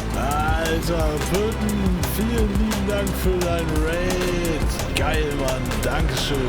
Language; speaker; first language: German; native; German